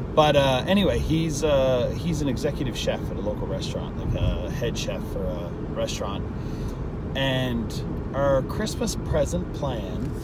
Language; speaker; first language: English; native; English